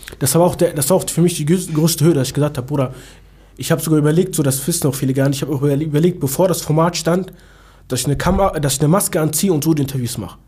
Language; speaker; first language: German; early bilingual, other home language; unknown